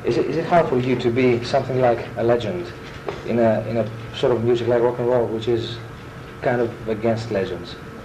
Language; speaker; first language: English; non-native, fluent; Greek